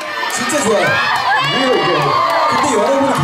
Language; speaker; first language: Korean; native; Korean